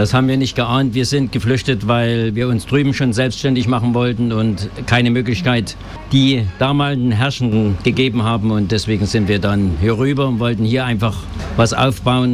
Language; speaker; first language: German; native; German